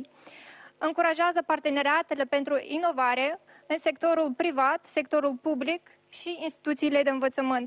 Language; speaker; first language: Romanian; native; Romanian